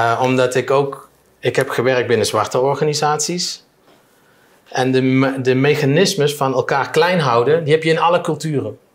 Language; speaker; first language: Dutch; native; Dutch